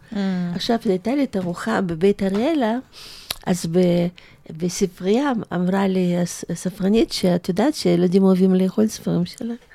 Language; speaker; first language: Hebrew; non-native, fluent; Russian